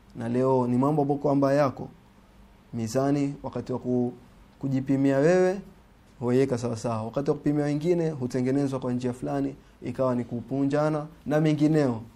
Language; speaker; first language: Swahili; native; Swahili